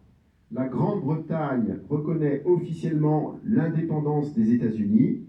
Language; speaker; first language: French; native; French